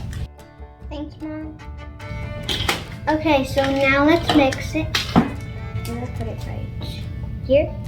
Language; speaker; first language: English; native; English